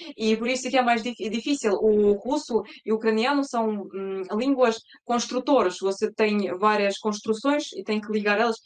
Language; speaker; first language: Portuguese; early bilingual, other home language; Russian